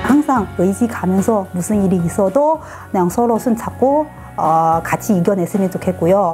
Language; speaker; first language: Korean; non-native, fluent; Chinese